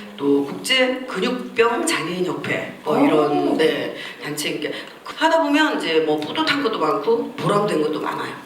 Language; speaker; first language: Korean; native; Korean